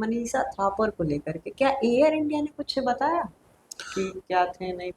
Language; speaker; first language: Hindi; native; Hindi